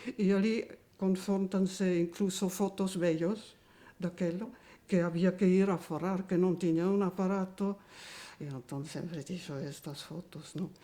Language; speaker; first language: Galician; non-native, fluent; German